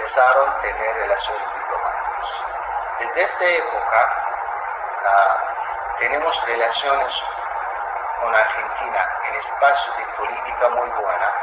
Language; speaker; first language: Spanish; non-native, fluent; Azerbaijani